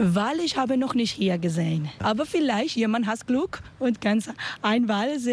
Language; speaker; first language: German; non-native, learner; Spanish